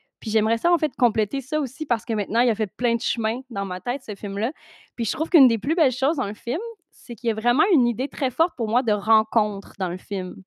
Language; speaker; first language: French; native; French